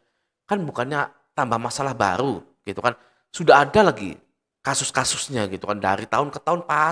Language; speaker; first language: Indonesian; native; Indonesian